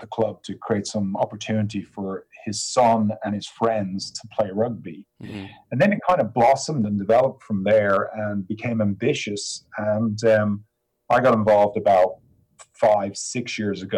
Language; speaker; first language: English; native; English